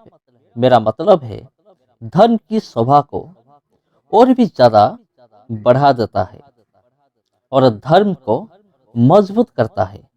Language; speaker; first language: Hindi; non-native, local second language; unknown